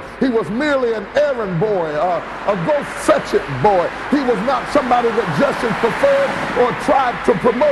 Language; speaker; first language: English; native; English